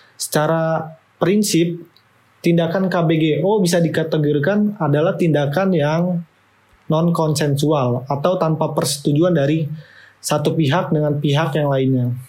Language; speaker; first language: Indonesian; native; Indonesian